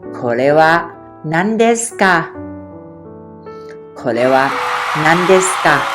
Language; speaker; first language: Japanese; non-native, fluent; Thai